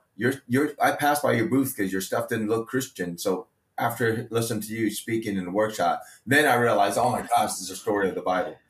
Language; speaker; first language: English; early bilingual, other home language; Chinese